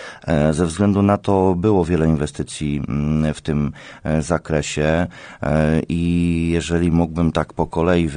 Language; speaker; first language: Polish; native; Polish